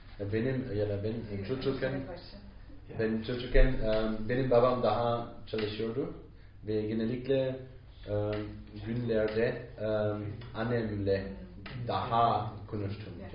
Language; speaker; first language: Turkish; non-native, learner; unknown